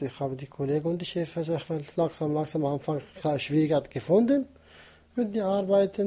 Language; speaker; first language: German; non-native, learner; Kurdish